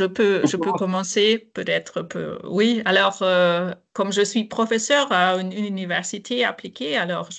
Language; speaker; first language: French; non-native, fluent; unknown